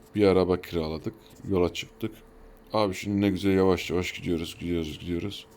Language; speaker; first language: Turkish; early bilingual, heritage; Turkish